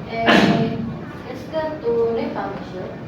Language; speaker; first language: French; non-native, learner; Indonesian